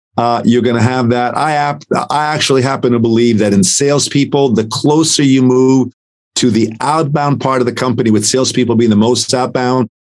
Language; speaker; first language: English; non-native, fluent; Italian